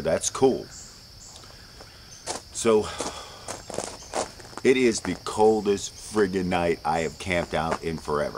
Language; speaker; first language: English; native; English